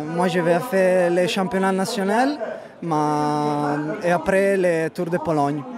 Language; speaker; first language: French; non-native, learner; Italian